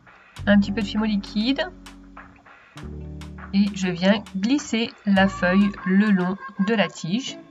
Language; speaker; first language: French; native; French